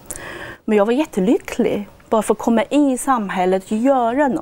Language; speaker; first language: Swedish; non-native, fluent; Chinese